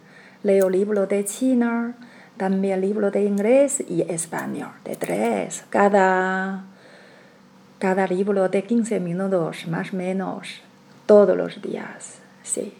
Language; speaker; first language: Spanish; non-native, learner; Chinese